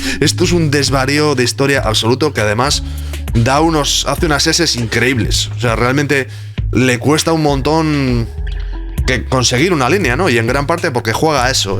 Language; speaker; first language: Spanish; native; Spanish